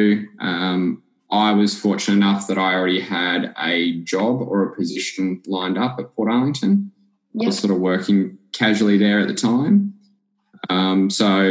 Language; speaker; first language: English; native; English